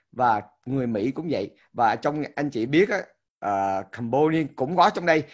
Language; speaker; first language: Vietnamese; early bilingual, heritage; Vietnamese